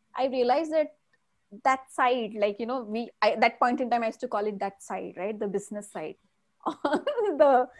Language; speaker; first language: English; non-native, local second language; Malayalam